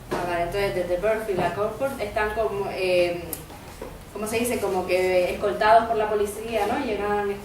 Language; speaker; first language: Spanish; native; Spanish